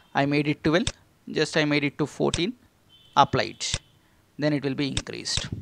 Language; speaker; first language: English; non-native, local second language; Telugu